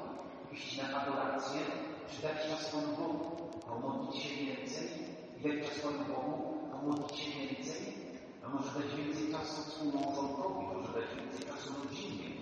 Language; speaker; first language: Polish; native; Polish